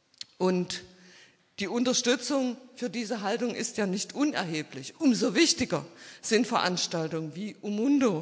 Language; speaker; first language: German; native; German